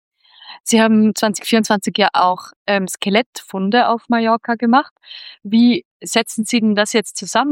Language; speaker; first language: German; native; German